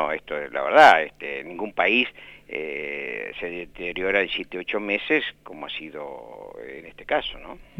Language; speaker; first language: Spanish; native; Spanish